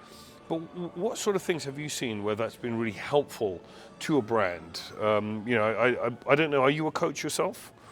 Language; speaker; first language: English; native; English